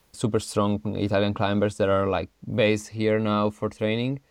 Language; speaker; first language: English; non-native, fluent; Italian